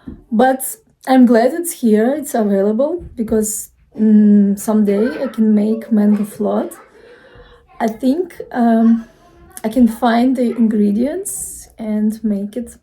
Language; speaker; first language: English; non-native, fluent; Russian